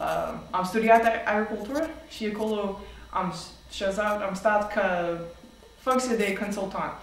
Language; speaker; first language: Romanian; non-native, fluent; English